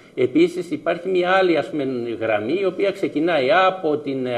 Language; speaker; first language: Greek; native; Greek